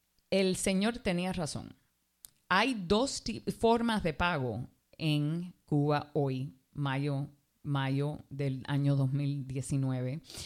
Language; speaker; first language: Spanish; early bilingual, heritage; Spanish